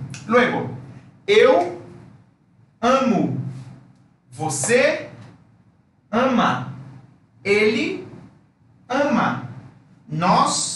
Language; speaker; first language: Portuguese; non-native, fluent; Spanish